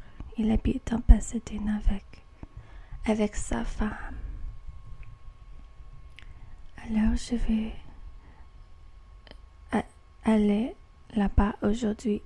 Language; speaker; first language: French; non-native, learner; English